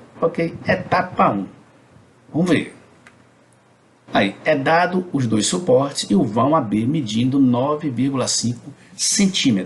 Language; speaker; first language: Portuguese; native; Portuguese